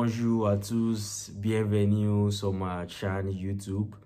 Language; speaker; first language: French; non-native, learner; Yoruba